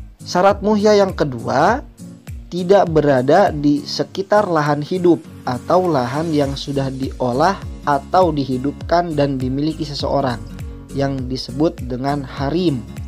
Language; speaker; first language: Indonesian; native; Indonesian